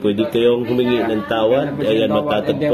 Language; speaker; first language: Filipino; native; Filipino